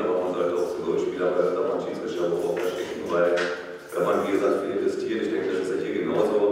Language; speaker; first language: German; native; German